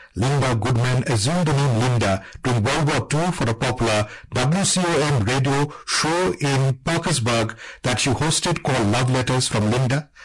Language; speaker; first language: English; non-native, local second language; Bangla